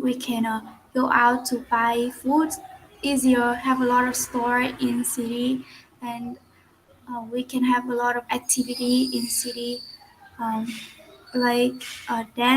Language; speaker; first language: English; non-native, learner; Vietnamese